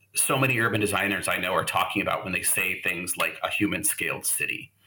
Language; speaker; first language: English; native; English